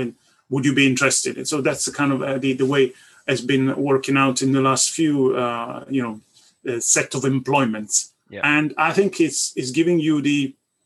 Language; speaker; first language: English; non-native, fluent; Italian